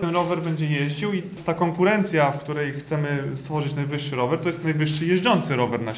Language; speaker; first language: Polish; native; Polish